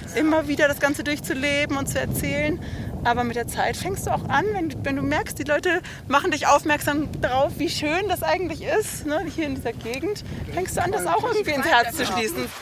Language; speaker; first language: German; native; German